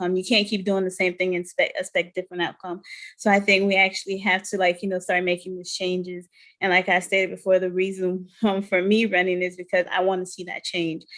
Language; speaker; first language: English; non-native, fluent; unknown